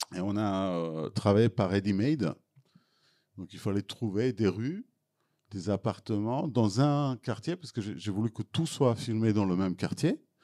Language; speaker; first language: French; non-native, fluent; Serbian